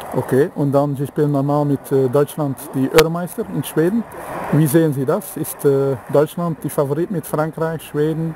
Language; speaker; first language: German; non-native, learner; Dutch